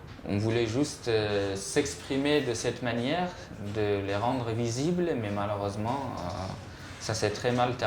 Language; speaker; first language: French; non-native, fluent; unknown